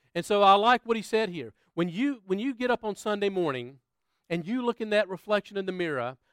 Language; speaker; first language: English; native; English